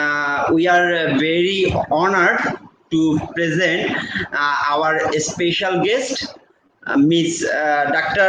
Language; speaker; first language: English; non-native, local second language; Bangla